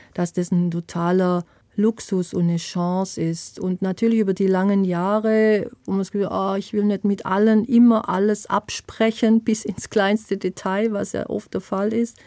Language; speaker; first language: German; native; German